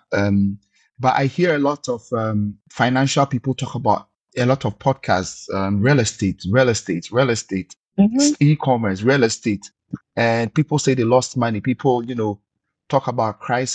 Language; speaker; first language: English; non-native, local second language; Akan